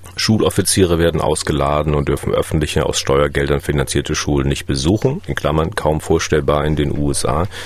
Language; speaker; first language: German; native; German